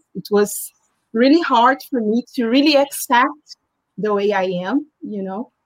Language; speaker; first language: English; non-native, fluent; Portuguese